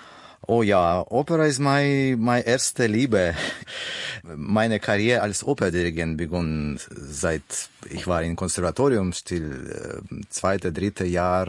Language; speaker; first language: German; non-native, learner; Russian